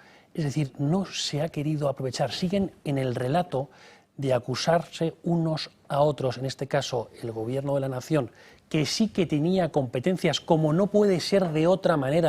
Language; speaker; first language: Spanish; native; Spanish